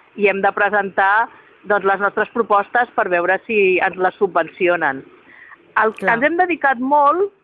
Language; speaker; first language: Catalan; native; Catalan